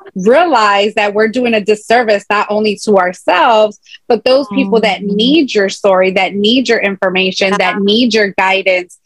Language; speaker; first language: English; native; English